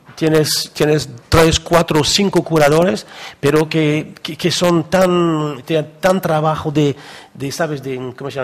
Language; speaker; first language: Spanish; non-native, fluent; French